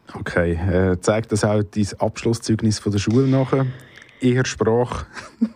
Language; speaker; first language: German; native; German